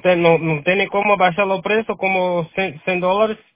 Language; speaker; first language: Spanish; non-native, learner; Portuguese